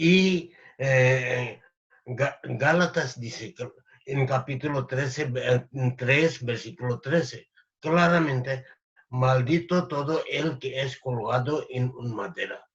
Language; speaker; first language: Spanish; non-native, learner; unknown